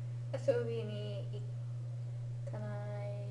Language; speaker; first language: Japanese; non-native, learner; English